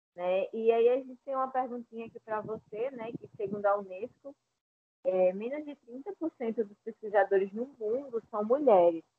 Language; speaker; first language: Portuguese; native; Portuguese